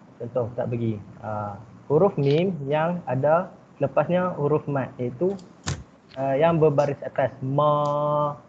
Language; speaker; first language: Malay; native; Malay